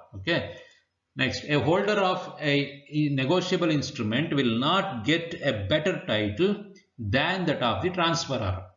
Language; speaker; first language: English; non-native, local second language; Kannada